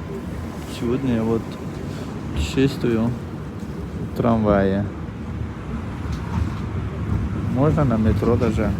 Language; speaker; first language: Russian; non-native, fluent; Tajik